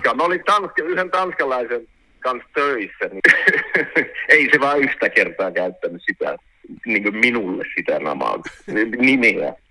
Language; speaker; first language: Finnish; early bilingual, heritage; Finnish